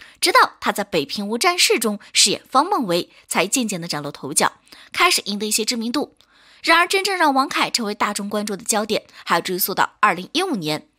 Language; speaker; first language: Chinese; native; Chinese